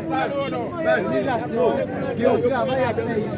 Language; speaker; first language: Spanish; non-native, learner; Haitian Creole